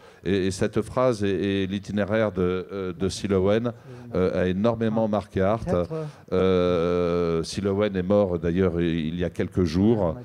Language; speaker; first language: French; native; French